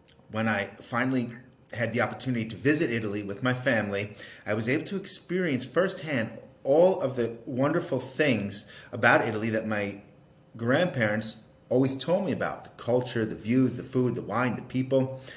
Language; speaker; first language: English; native; English